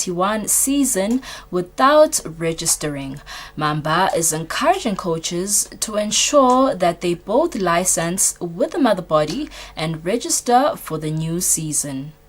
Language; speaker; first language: English; non-native, local second language; Swati